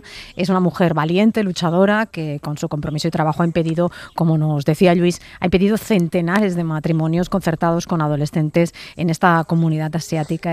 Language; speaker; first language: Spanish; native; Spanish